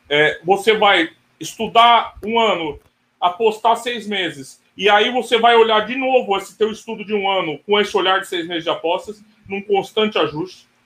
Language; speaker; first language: Portuguese; native; Portuguese